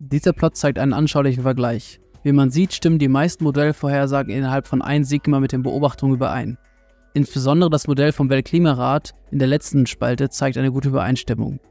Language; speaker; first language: German; native; German